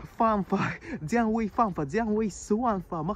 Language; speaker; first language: Chinese; non-native, learner; Russian